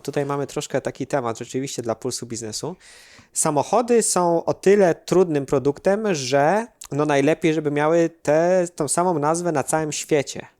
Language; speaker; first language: Polish; native; Polish